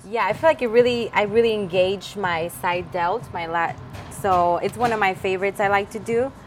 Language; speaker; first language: English; early bilingual, other home language; Spanish